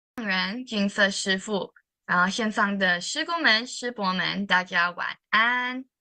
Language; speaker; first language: Chinese; early bilingual, heritage; Chinese